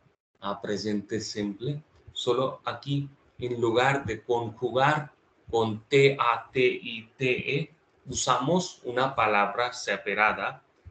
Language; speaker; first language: Spanish; non-native, fluent; Hindi